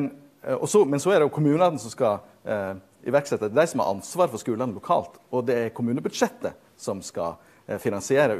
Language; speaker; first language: Norwegian; native; Norwegian